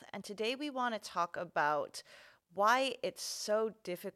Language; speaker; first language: English; non-native, local second language; Cantonese